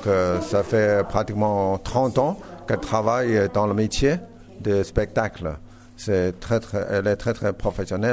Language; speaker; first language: French; non-native, fluent; Chinese